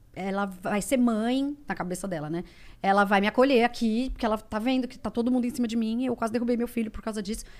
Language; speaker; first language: Portuguese; native; Portuguese